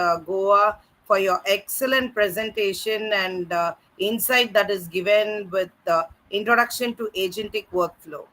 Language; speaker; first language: English; non-native, local second language; Tamil